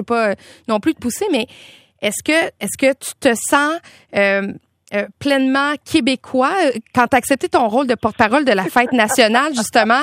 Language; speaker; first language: French; native; French